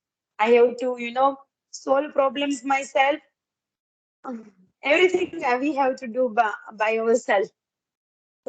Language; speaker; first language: English; non-native, learner; Gujarati